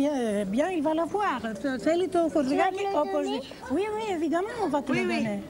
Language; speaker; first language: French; non-native, fluent; Greek